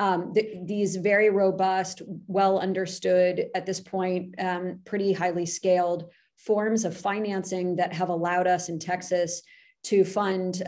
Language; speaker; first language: English; native; English